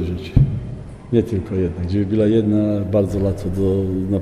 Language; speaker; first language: Polish; non-native, fluent; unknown